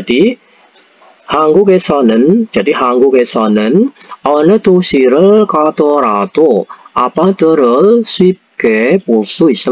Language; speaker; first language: Korean; non-native, fluent; Indonesian